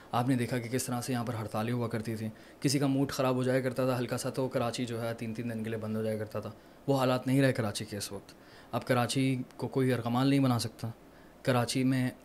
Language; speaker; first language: Urdu; native; Urdu